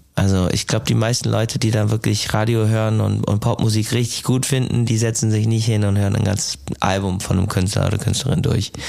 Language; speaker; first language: German; non-native, fluent; English